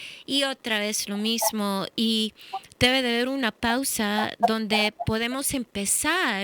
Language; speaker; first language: Spanish; early bilingual, heritage; English